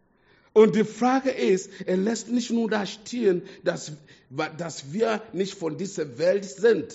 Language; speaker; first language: German; non-native, fluent; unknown